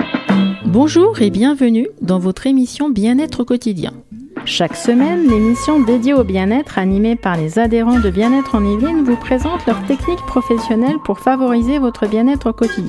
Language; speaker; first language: French; native; French